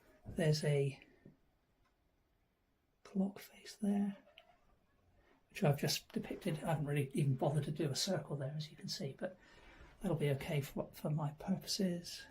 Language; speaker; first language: English; native; English